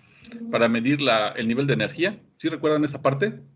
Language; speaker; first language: Spanish; native; Spanish